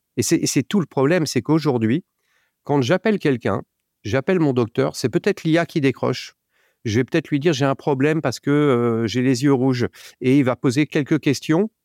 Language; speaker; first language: French; native; French